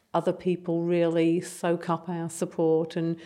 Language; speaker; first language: English; native; English